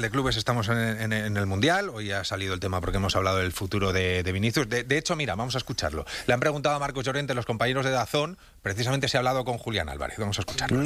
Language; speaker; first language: Spanish; native; Spanish